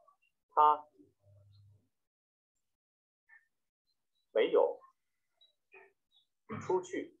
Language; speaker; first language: Chinese; non-native, learner; Vietnamese